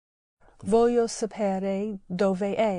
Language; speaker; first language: Italian; non-native, learner; English